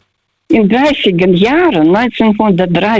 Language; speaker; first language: German; early bilingual, heritage; Russian